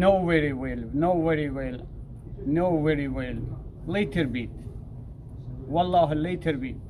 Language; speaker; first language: English; non-native, learner; Persian